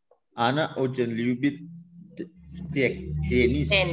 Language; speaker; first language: Russian; non-native, learner; Indonesian